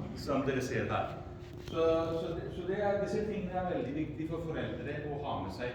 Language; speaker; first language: Norwegian; non-native, fluent; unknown